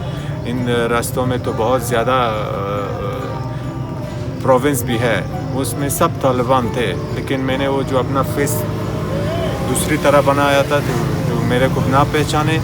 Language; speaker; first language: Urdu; non-native, learner; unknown